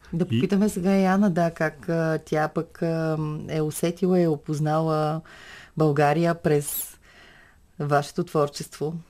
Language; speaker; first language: Bulgarian; native; Bulgarian